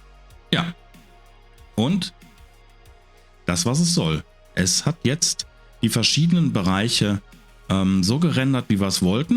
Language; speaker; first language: German; native; German